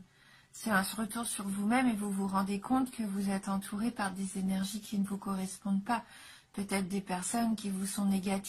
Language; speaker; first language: French; native; French